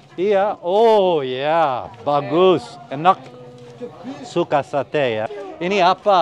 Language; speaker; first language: Indonesian; non-native, learner; English